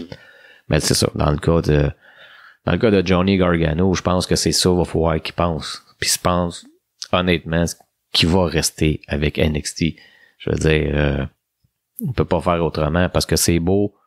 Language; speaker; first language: French; native; French